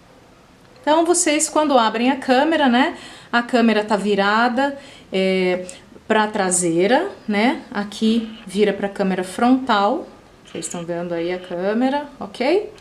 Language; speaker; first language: Portuguese; native; Portuguese